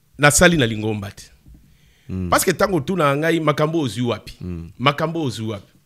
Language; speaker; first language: Lingala; non-native, local second language; Kongo